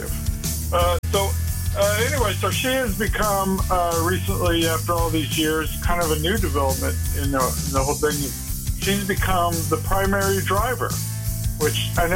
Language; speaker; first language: English; native; English